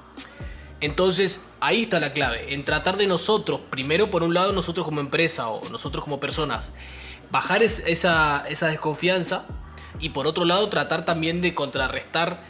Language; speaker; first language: Spanish; native; Spanish